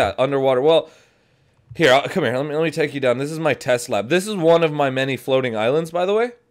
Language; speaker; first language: English; native; English